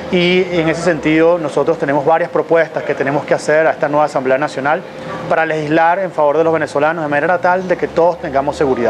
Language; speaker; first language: Spanish; native; Spanish